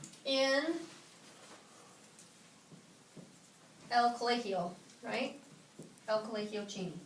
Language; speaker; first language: Spanish; non-native, fluent; English